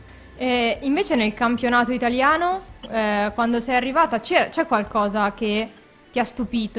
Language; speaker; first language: Italian; native; Italian